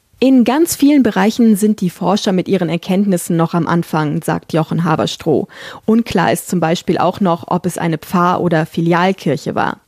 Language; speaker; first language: German; native; German